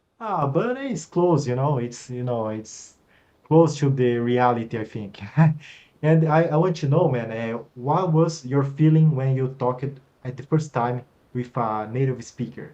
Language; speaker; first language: English; non-native, fluent; Portuguese